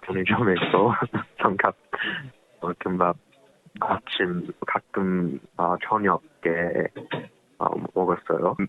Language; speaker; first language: Korean; non-native, learner; English